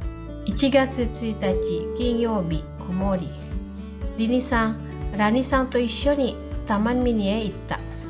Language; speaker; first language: Japanese; non-native, fluent; Indonesian